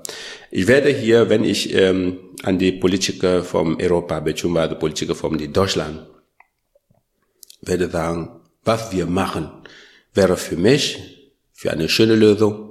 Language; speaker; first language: German; non-native, learner; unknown